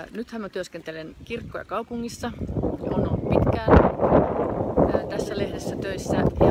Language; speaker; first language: Finnish; native; Finnish